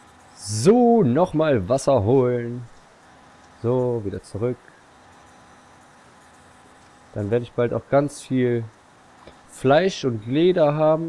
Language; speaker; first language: German; native; German